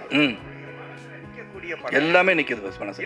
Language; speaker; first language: Tamil; native; Tamil